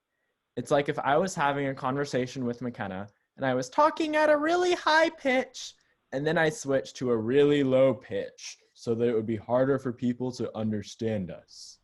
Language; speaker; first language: English; native; English